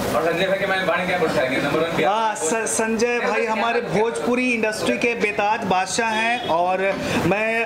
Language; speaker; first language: Hindi; native; Hindi